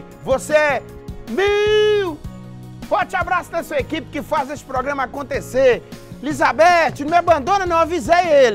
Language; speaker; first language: Portuguese; native; Portuguese